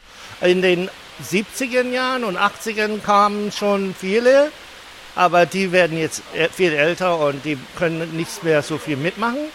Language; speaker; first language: German; non-native, fluent; English